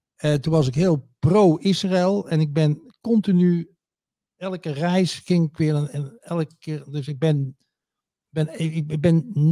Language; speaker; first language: Dutch; native; Dutch